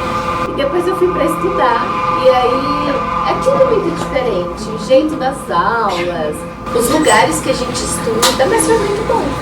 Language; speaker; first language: Portuguese; early bilingual, other home language; Spanish